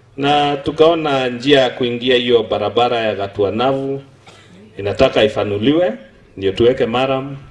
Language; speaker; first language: Swahili; non-native, local second language; Kikuyu